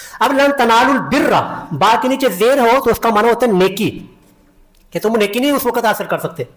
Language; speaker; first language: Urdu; non-native, local second language; Punjabi